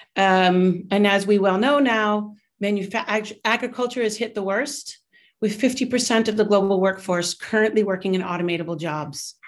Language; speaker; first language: English; native; English